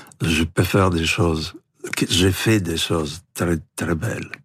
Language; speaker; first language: French; non-native, fluent; Italian